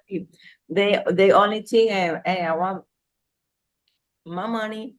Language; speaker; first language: English; non-native, learner; Spanish